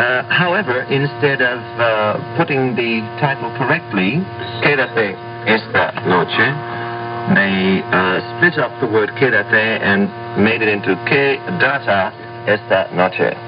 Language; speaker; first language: English; non-native, fluent; Dutch